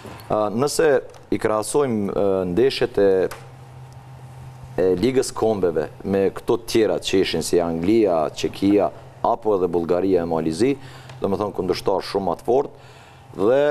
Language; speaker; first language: Albanian; native; Albanian